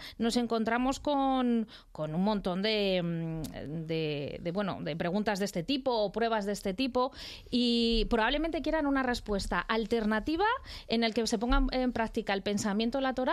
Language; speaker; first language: Spanish; native; Spanish